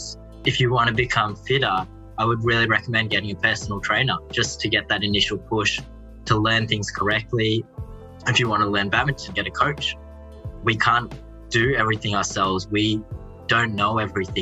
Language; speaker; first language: English; native; English